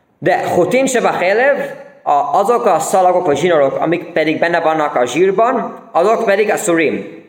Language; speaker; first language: Hungarian; early bilingual, heritage; Hungarian